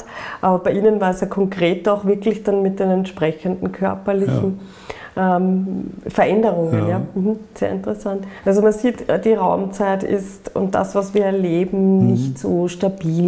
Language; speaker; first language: German; native; German